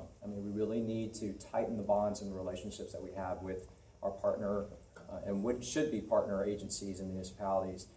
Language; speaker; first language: English; native; English